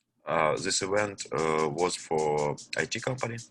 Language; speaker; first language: English; non-native, learner; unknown